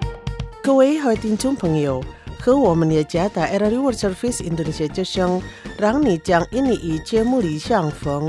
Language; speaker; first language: Chinese; early bilingual, heritage; Chinese